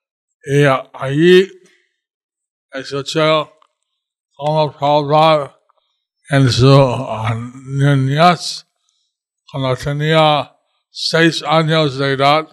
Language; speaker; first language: Spanish; non-native, learner; English